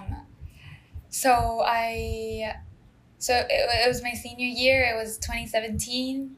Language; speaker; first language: English; non-native, fluent; Spanish